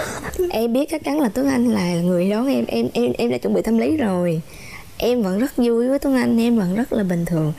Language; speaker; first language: Vietnamese; native; Vietnamese